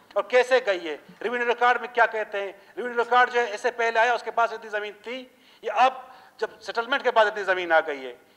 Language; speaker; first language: Urdu; non-native, local second language; Baluchi